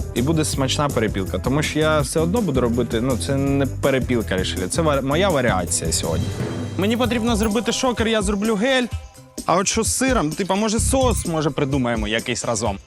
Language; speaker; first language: Ukrainian; native; Ukrainian